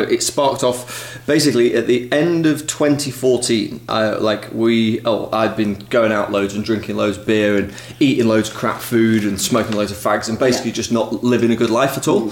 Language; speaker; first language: English; native; English